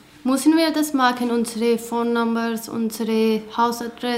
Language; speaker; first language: German; non-native, learner; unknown